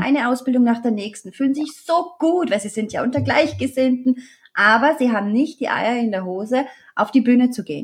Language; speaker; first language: German; native; German